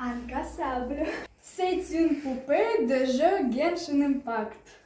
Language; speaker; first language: French; non-native, learner; Russian